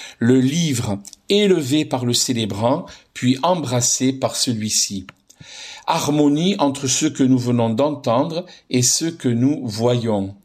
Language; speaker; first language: French; native; French